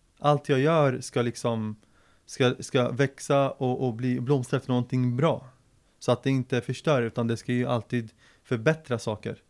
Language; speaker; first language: Swedish; early bilingual, other home language; Arabic